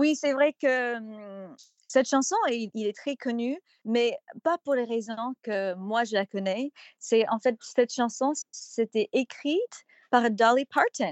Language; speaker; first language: French; non-native, fluent; English